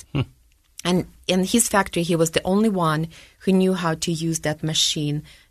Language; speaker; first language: English; non-native, fluent; Russian